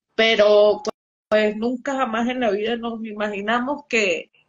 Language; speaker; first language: Spanish; native; Spanish